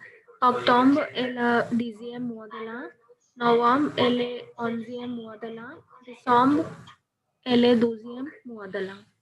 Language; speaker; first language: French; non-native, learner; Hindi